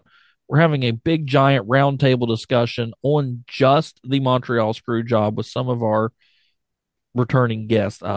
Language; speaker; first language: English; native; English